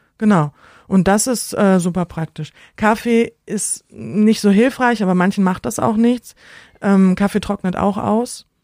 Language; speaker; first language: German; native; German